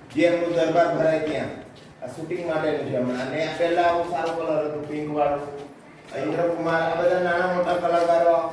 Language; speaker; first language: Gujarati; native; Gujarati